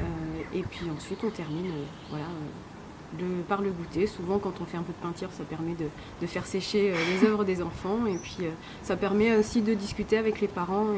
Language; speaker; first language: French; native; French